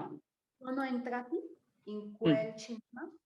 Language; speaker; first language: Italian; non-native, learner; Spanish